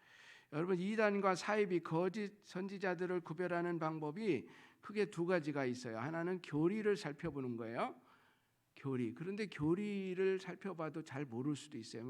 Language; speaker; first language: Korean; native; Korean